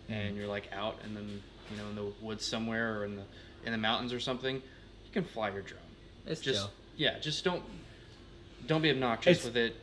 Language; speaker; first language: English; native; English